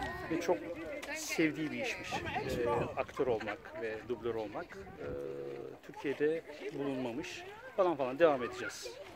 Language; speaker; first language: Turkish; native; Turkish